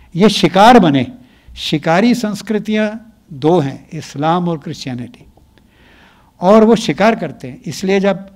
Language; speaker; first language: Hindi; native; Hindi